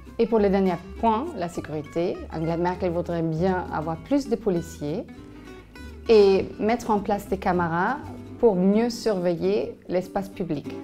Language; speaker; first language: French; non-native, fluent; German